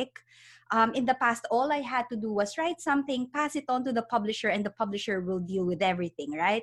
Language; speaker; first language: English; non-native, local second language; Filipino